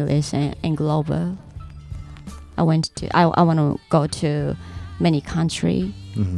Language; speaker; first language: English; non-native, learner; Japanese